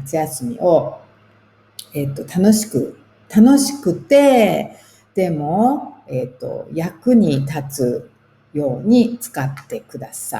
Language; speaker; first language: Japanese; non-native, fluent; English